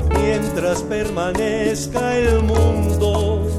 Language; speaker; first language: Spanish; native; Spanish